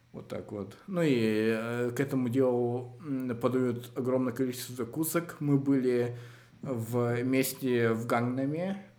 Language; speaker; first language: Russian; native; Russian